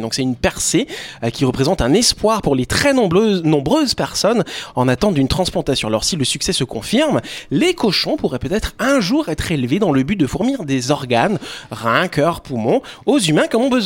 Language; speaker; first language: French; native; French